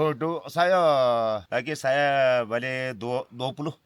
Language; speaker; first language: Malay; non-native, learner; Nepali